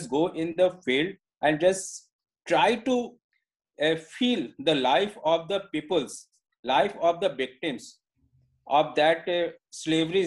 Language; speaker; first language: English; non-native, local second language; Hindi